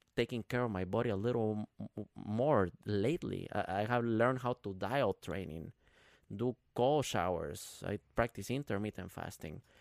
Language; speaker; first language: English; non-native, fluent; Spanish